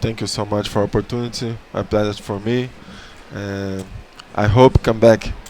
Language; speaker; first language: English; non-native, learner; Portuguese